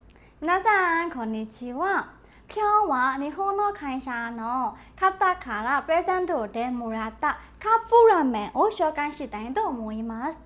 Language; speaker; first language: Japanese; non-native, learner; Burmese